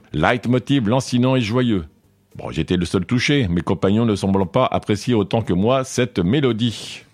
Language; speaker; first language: French; non-native, fluent; Portuguese